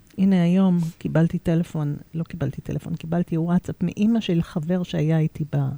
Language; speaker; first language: Hebrew; native; Hebrew